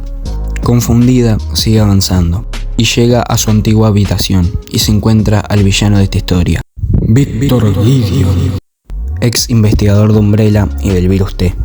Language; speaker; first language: Spanish; native; Spanish